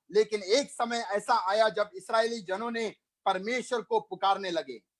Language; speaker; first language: Hindi; non-native, local second language; Malayalam